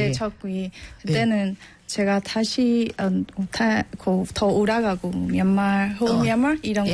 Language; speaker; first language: Korean; non-native, learner; Burmese